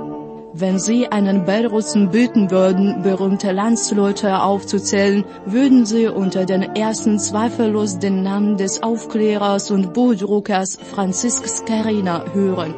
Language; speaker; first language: German; non-native, fluent; Russian